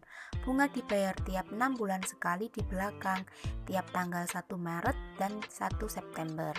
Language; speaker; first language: Indonesian; native; Indonesian